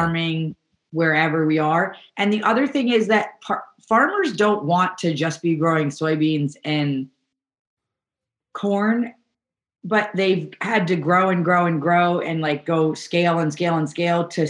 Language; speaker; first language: English; native; English